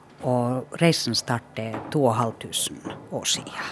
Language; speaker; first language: Norwegian; non-native, fluent; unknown